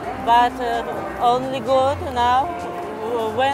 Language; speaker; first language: English; non-native, learner; Russian